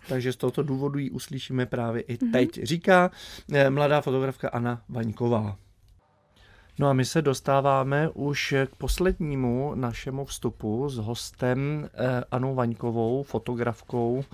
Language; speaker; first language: Czech; native; Czech